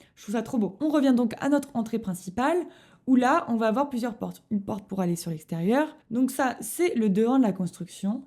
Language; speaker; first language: French; native; French